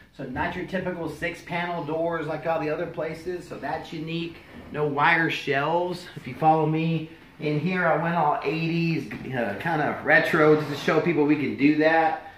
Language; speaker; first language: English; native; English